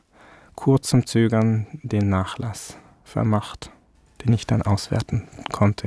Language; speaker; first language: German; early bilingual, other home language; Vietnamese